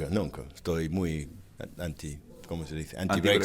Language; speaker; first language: Spanish; non-native, fluent; English